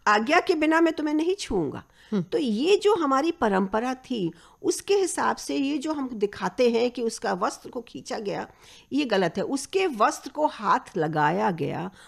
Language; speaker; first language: Hindi; native; Hindi